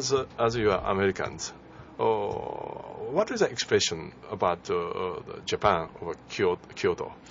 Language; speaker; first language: English; non-native, fluent; Japanese